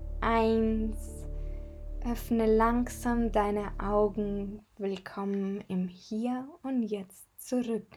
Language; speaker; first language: German; native; German